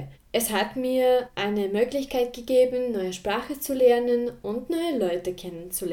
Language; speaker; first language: German; non-native, fluent; Russian